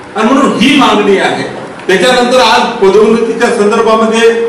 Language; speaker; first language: Marathi; non-native, local second language; Lambadi